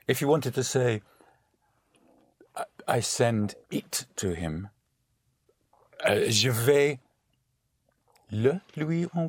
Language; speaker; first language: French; non-native, learner; English